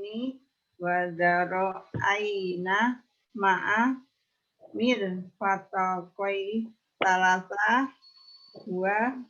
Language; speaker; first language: Arabic; non-native, learner; Indonesian